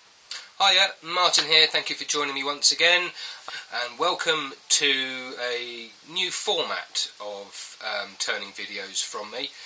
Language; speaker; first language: English; native; English